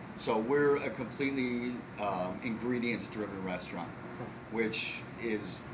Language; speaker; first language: English; native; English